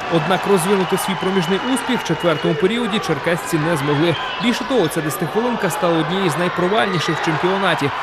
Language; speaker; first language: Ukrainian; native; Ukrainian